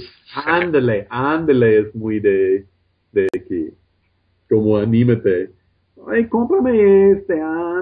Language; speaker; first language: Spanish; non-native, fluent; English